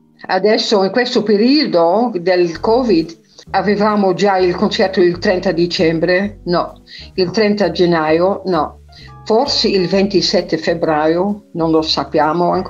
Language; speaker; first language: Italian; non-native, fluent; Dutch